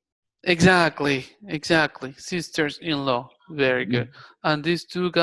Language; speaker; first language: English; non-native, fluent; Spanish